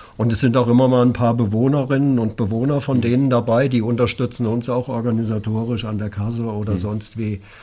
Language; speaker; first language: German; native; German